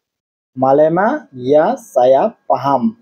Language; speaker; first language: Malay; non-native, learner; Nepali